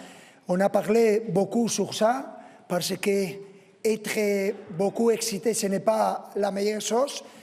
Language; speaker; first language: French; non-native, fluent; Spanish